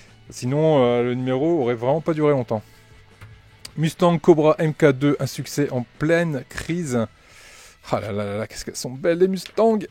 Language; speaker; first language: French; native; French